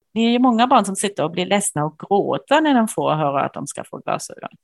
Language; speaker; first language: Swedish; non-native, fluent; German